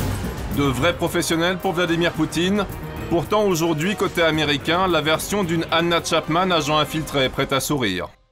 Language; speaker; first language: French; native; French